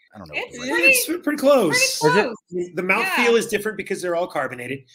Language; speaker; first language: English; native; English